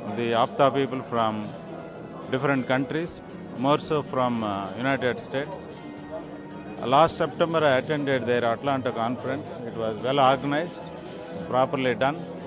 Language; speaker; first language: English; non-native, local second language; Telugu